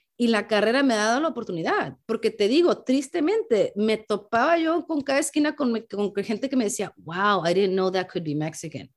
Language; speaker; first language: Spanish; native; Spanish